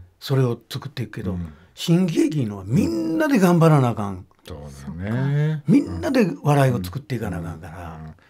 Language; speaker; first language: Japanese; native; Japanese